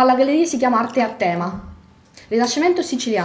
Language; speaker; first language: Italian; non-native, fluent; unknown